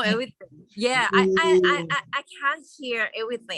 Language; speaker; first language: English; non-native, learner; Thai